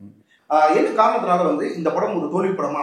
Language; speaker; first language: Tamil; native; Tamil